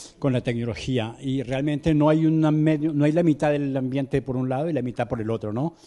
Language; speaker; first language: Spanish; non-native, fluent; French